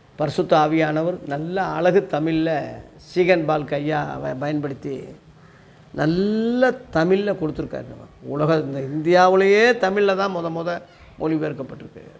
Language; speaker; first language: Tamil; non-native, local second language; Telugu